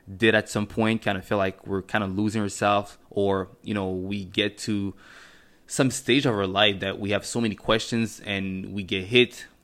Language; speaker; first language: English; non-native, fluent; French